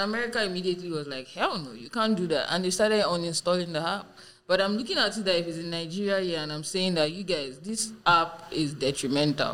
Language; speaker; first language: English; non-native, local second language; Yoruba